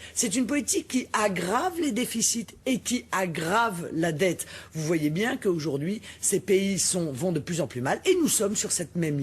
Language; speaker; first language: French; native; French